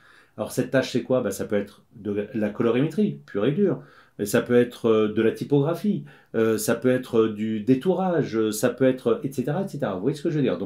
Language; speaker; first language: French; native; French